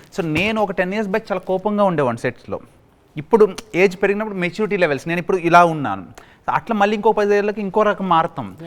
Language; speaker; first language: Telugu; native; Telugu